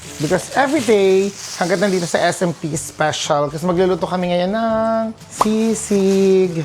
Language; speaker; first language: Filipino; non-native, local second language; Pampanga